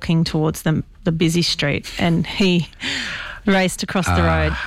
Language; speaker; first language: English; native; English